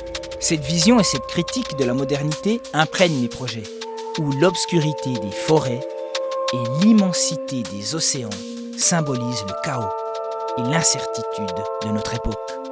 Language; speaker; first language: French; native; French